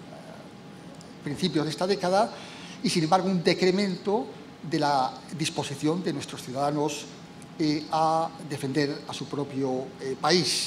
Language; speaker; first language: Spanish; native; Spanish